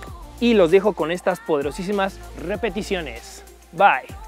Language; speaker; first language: Spanish; native; Spanish